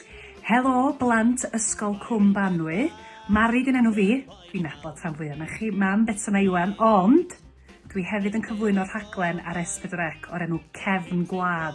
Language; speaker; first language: Welsh; native; Welsh